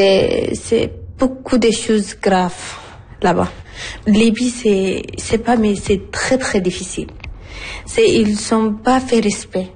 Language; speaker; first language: French; non-native, learner; Arabic